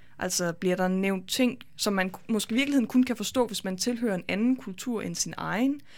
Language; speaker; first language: Danish; native; Danish